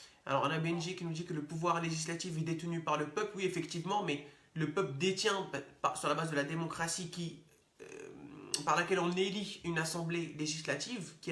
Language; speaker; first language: French; native; French